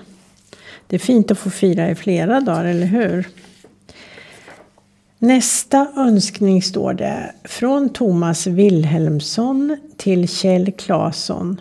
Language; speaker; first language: Swedish; native; Swedish